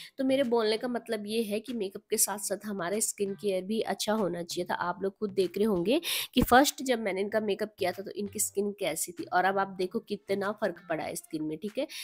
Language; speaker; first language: Hindi; native; Hindi